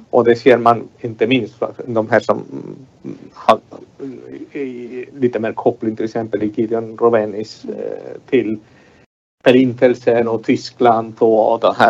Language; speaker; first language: Swedish; non-native, fluent; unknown